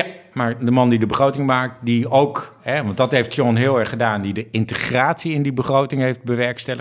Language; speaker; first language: Dutch; native; Dutch